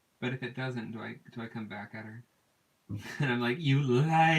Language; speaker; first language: English; native; English